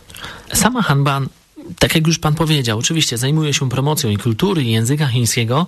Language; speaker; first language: Polish; native; Polish